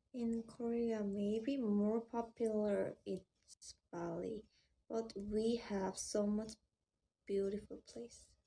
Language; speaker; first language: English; non-native, learner; Korean